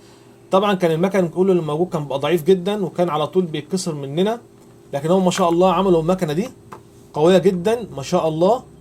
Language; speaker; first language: Arabic; native; Arabic